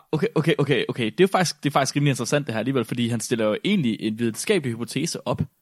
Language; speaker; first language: Danish; native; Danish